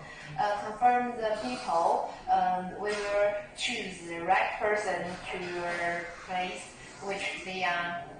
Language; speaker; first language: English; non-native, learner; Chinese